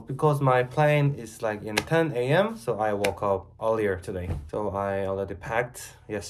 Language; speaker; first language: English; non-native, fluent; Korean